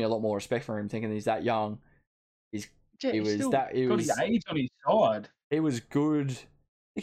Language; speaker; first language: English; native; English